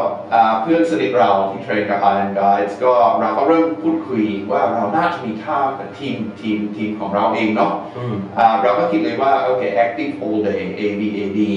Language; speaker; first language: Thai; non-native, fluent; English